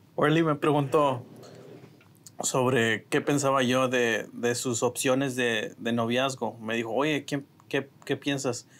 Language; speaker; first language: Spanish; native; Spanish